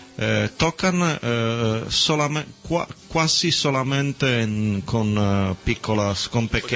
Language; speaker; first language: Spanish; non-native, learner; Italian